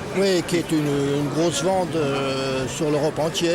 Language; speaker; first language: French; native; French